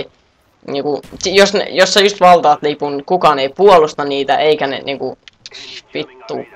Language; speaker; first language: Finnish; native; Finnish